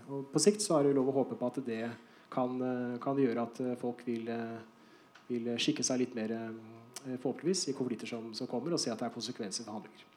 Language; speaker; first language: Norwegian; native; Norwegian